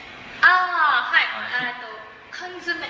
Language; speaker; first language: Japanese; native; Japanese